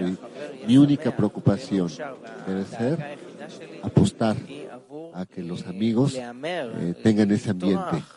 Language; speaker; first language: Spanish; native; Spanish